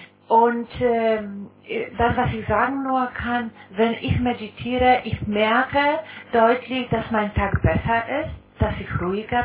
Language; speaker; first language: German; non-native, fluent; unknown